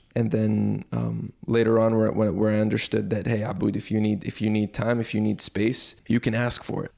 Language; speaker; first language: English; early bilingual, other home language; Arabic